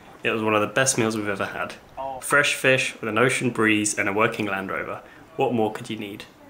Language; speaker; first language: English; native; English